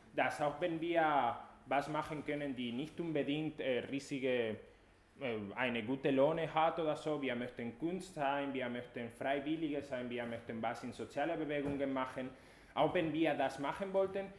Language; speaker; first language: German; non-native, fluent; Spanish